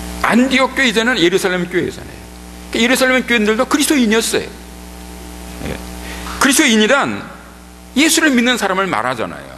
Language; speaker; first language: Korean; native; Korean